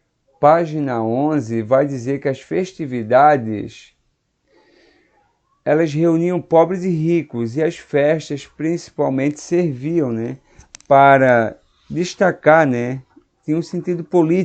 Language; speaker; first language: Portuguese; native; Portuguese